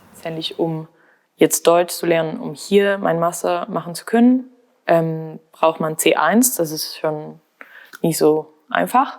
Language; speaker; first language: German; non-native, fluent; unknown